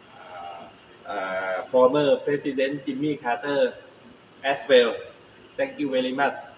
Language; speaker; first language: English; non-native, learner; Thai